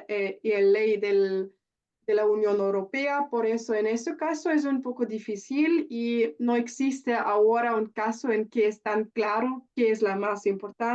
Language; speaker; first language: Spanish; non-native, learner; German